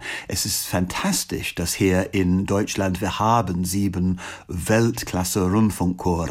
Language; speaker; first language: German; non-native, fluent; English